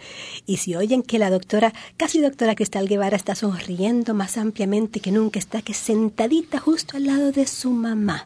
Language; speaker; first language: Spanish; native; Spanish